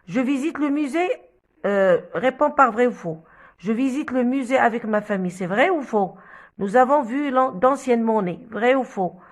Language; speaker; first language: French; non-native, local second language; Arabic